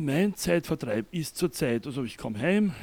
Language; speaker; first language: German; non-native, learner; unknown